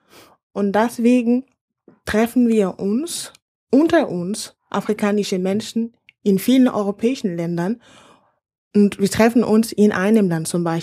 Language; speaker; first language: German; non-native, fluent; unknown